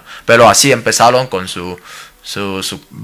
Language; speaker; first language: Spanish; non-native, learner; Cantonese